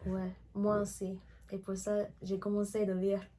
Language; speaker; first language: French; non-native, learner; English